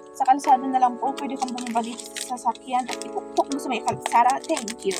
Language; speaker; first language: Filipino; non-native, local second language; Iloko